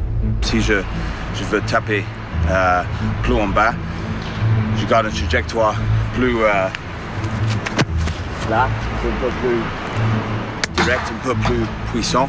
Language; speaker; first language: French; non-native, fluent; English